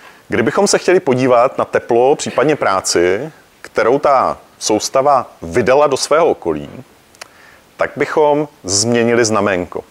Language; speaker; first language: Czech; native; Czech